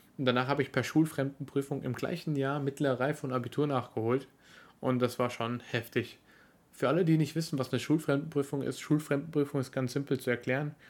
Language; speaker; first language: German; early bilingual, other home language; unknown